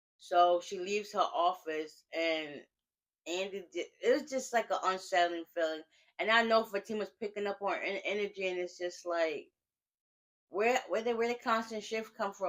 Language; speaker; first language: English; native; English